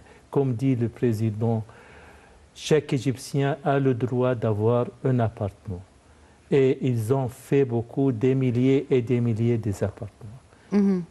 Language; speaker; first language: French; non-native, fluent; Arabic